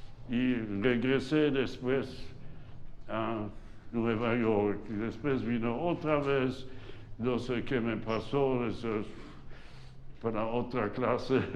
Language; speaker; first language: Spanish; non-native, fluent; Yiddish